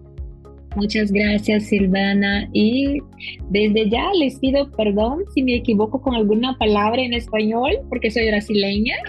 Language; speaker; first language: Spanish; non-native, fluent; Portuguese